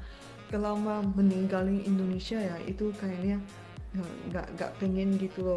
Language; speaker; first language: Indonesian; non-native, fluent; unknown